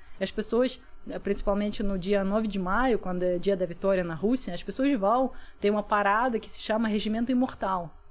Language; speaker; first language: Portuguese; non-native, fluent; Russian